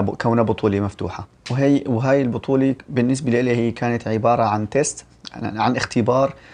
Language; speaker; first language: Arabic; native; Arabic